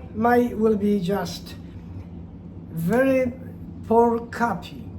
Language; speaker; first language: English; non-native, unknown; Polish